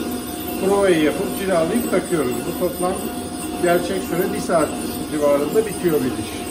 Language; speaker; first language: Turkish; native; Turkish